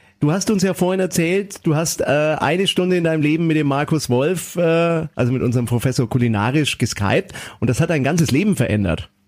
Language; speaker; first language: German; native; German